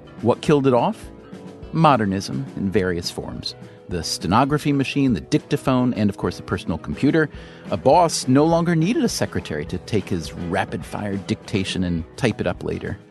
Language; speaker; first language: English; native; English